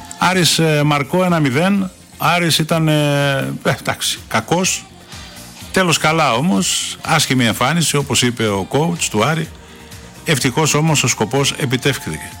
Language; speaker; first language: Greek; native; Greek